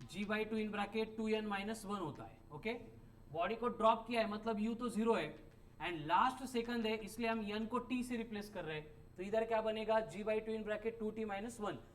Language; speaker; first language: Hindi; non-native, local second language; Marathi